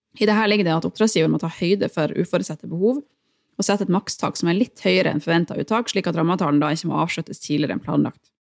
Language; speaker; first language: Norwegian; native; Norwegian